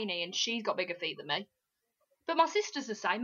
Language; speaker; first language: English; native; English